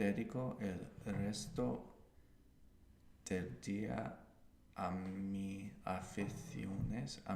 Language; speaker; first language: Spanish; non-native, learner; English